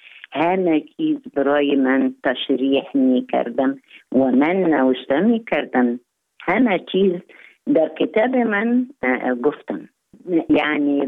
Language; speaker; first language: Persian; non-native, fluent; Arabic